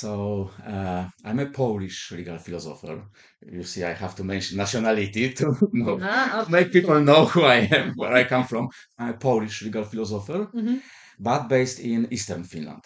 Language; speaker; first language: English; non-native, fluent; Polish